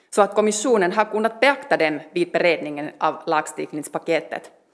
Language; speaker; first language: Swedish; non-native, learner; Finnish